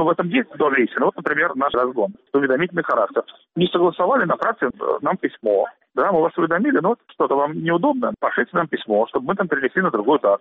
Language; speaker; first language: Russian; native; Russian